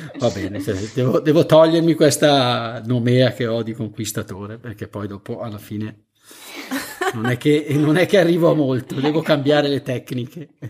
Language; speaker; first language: Italian; native; Italian